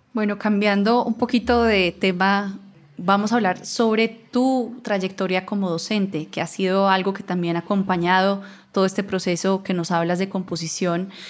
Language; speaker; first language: Spanish; native; Spanish